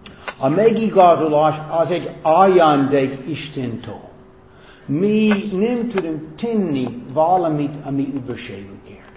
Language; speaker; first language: Hungarian; non-native, fluent; English